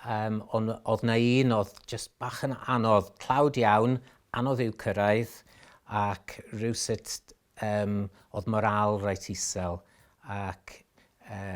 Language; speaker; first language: Welsh; native; Welsh